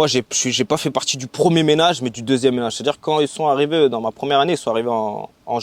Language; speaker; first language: French; native; French